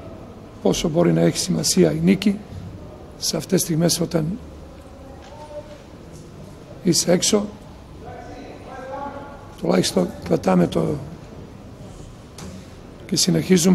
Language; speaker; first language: Greek; non-native, fluent; Serbian